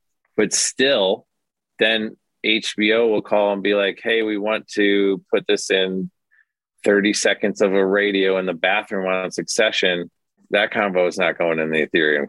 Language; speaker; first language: English; native; English